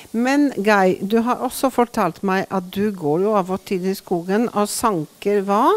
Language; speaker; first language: Norwegian; native; Norwegian